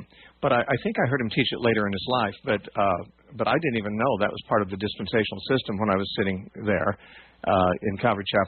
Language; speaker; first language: English; native; English